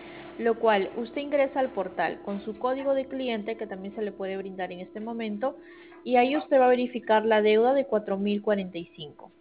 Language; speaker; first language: Spanish; native; Spanish